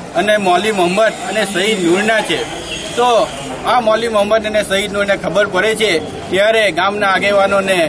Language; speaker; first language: Gujarati; native; Gujarati